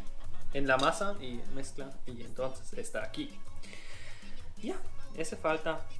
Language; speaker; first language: Spanish; non-native, learner; German